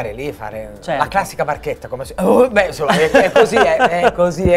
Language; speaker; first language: Italian; native; Italian